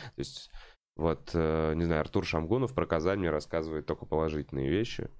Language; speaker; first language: Russian; native; Russian